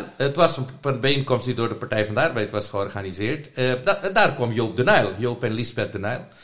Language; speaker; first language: Dutch; non-native, local second language; Caribbean Hindustani